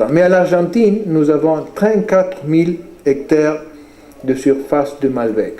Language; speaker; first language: French; non-native, fluent; Spanish